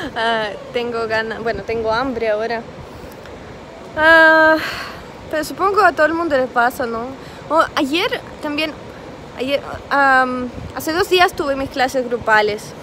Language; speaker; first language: Spanish; non-native, fluent; Russian